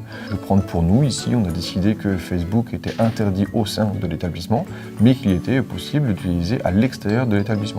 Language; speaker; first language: French; native; French